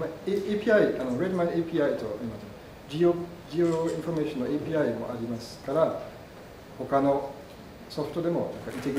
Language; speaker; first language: Japanese; non-native, fluent; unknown